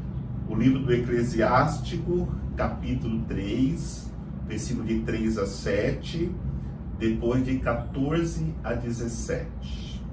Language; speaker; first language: Portuguese; native; Portuguese